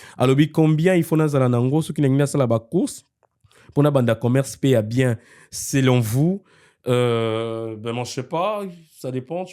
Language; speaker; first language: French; non-native, local second language; Lingala